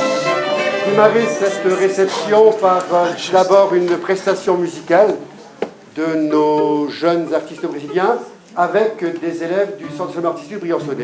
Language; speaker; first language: French; native; French